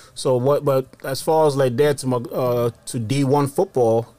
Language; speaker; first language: English; early bilingual, other home language; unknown